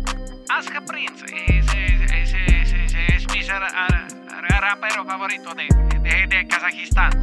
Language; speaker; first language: Spanish; non-native, learner; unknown